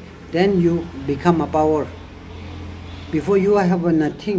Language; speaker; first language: English; non-native, learner; Tibetan